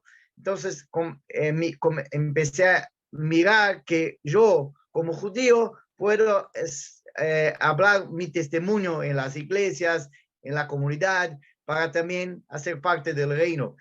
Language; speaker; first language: Spanish; non-native, learner; Portuguese